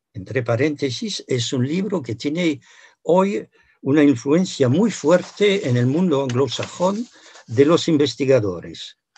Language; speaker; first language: Spanish; non-native, fluent; French